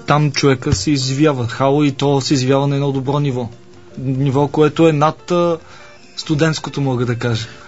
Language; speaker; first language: Bulgarian; native; Bulgarian